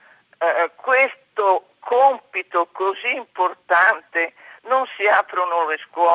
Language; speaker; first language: Italian; native; Italian